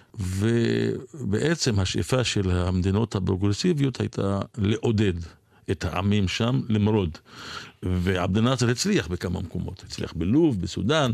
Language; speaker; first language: Hebrew; non-native, local second language; Arabic